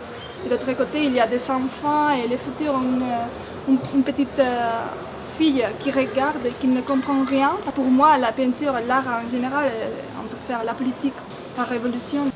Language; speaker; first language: French; non-native, fluent; Spanish